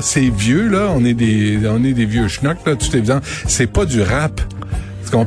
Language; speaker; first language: French; native; French